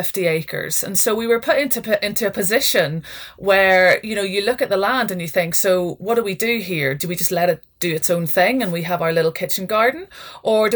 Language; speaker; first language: English; native; English